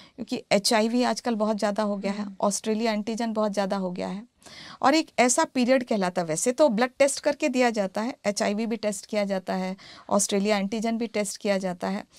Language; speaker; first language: Hindi; native; Hindi